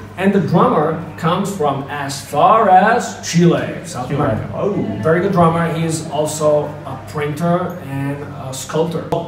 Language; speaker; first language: English; native; English